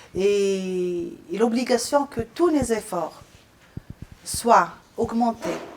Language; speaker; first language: French; non-native, local second language; Arabic